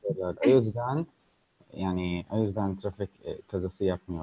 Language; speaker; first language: Turkish; non-native, learner; Arabic